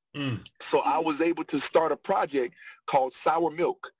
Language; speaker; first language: English; native; English